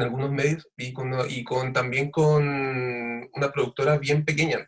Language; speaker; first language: Spanish; native; Spanish